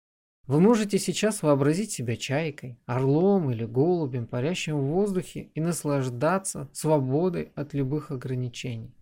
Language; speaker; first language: Russian; native; Russian